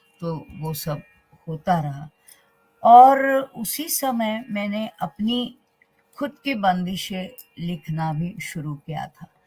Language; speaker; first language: Hindi; non-native, local second language; Marathi